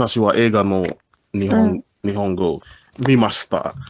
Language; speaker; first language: Japanese; non-native, learner; English